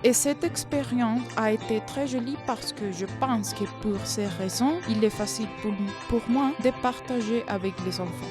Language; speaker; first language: French; non-native, learner; Spanish